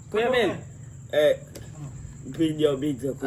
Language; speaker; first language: Filipino; non-native, learner; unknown